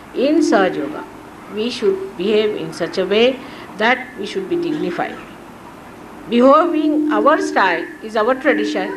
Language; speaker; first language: English; non-native, local second language; Marathi